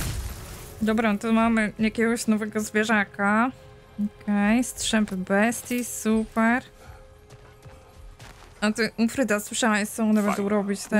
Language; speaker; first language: Polish; native; Polish